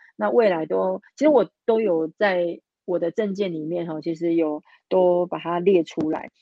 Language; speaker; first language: Chinese; native; Chinese